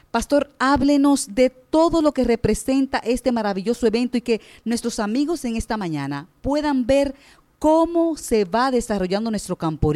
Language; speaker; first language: Spanish; native; Spanish